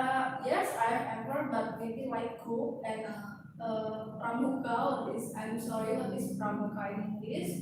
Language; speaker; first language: English; non-native, learner; Indonesian